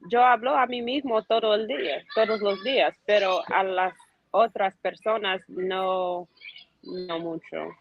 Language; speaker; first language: Spanish; non-native, learner; English